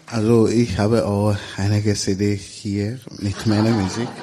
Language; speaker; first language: German; non-native, learner; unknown